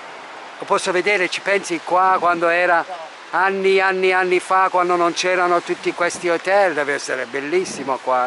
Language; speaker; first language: Italian; non-native, fluent; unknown